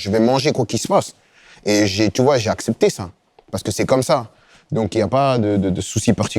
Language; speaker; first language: French; native; French